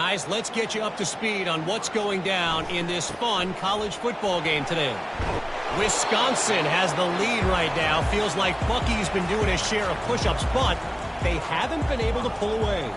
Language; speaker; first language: English; native; English